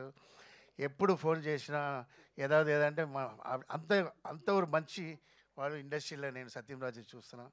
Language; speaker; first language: Telugu; non-native, fluent; Tamil